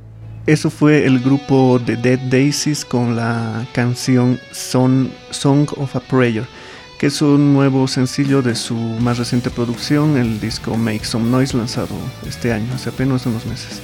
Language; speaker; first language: Spanish; native; Spanish